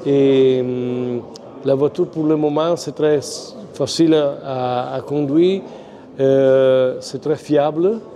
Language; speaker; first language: French; non-native, fluent; Italian